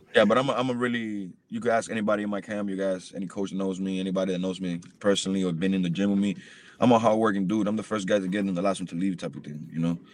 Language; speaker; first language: English; early bilingual, other home language; Spanish